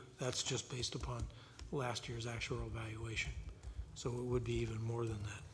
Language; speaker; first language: English; native; English